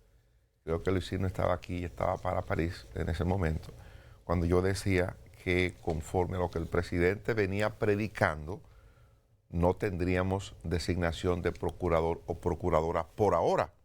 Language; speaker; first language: Spanish; native; Spanish